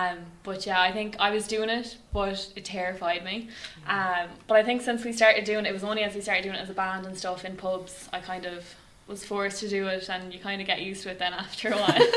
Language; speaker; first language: English; native; English